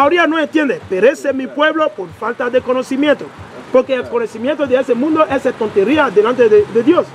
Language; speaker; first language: Spanish; non-native, learner; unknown